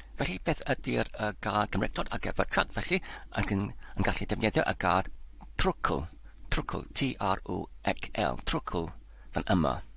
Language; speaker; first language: Welsh; non-native, learner; Polish